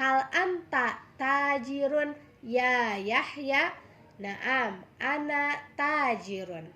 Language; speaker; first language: Arabic; non-native, fluent; Indonesian